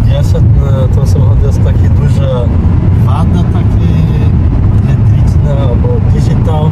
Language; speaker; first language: Polish; non-native, learner; Portuguese